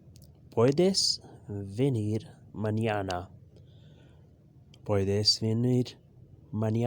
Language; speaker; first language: Spanish; non-native, learner; Urdu